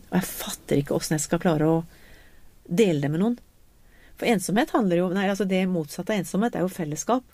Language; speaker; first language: Norwegian; native; Norwegian